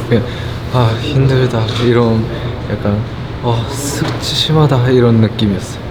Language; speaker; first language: Korean; non-native, learner; Japanese